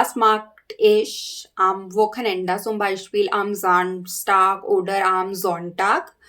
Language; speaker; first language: German; non-native, learner; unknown